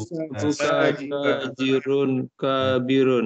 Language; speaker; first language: Arabic; non-native, learner; Indonesian